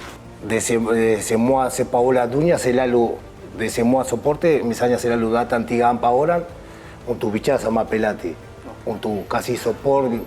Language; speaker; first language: Indonesian; non-native, fluent; Spanish